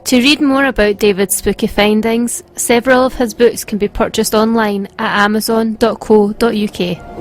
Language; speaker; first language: English; native; English